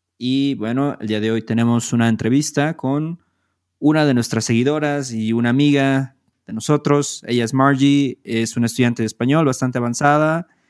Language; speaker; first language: Spanish; native; Spanish